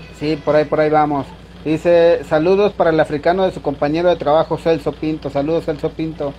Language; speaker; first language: Spanish; native; Spanish